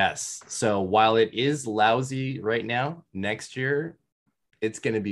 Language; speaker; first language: English; native; English